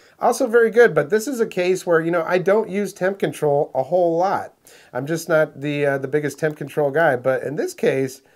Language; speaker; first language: English; native; English